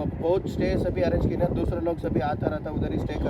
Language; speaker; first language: Hindi; non-native, local second language; Kannada